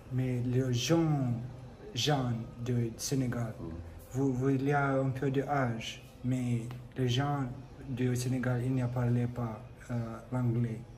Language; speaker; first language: French; non-native, learner; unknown